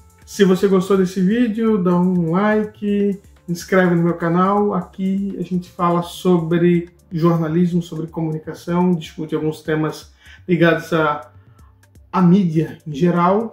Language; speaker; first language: Portuguese; native; Portuguese